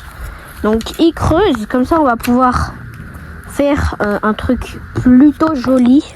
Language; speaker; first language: French; native; French